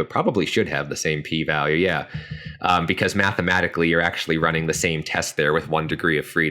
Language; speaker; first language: English; native; English